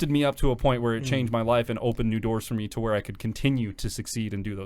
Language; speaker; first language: English; native; English